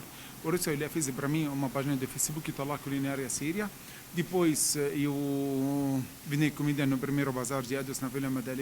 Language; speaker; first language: Portuguese; non-native, learner; Arabic